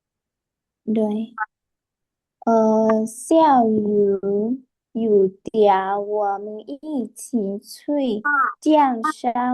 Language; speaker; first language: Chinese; non-native, learner; Lao